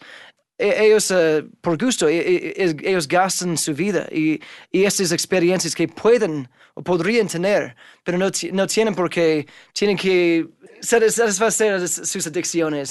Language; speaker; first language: Spanish; non-native, fluent; English